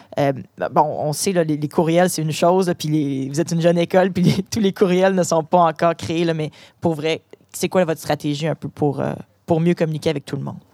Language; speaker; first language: French; native; French